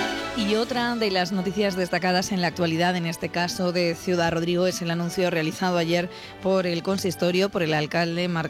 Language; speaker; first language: Spanish; native; Spanish